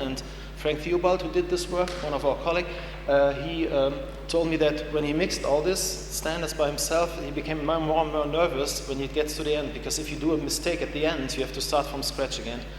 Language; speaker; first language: English; non-native, fluent; German